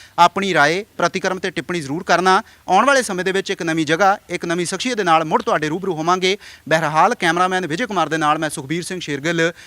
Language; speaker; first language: Punjabi; native; Punjabi